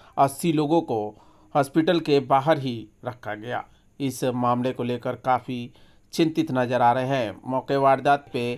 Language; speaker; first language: Hindi; native; Hindi